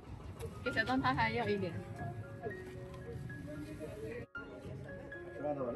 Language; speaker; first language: Chinese; non-native, fluent; Indonesian